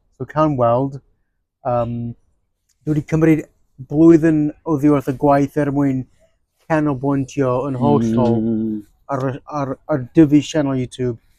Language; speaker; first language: Welsh; non-native, fluent; English